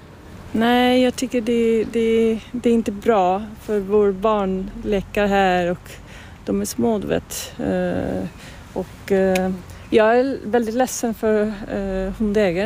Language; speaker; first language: Swedish; non-native, fluent; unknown